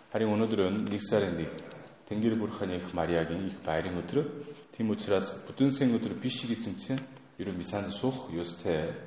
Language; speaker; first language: Mongolian; non-native, fluent; Korean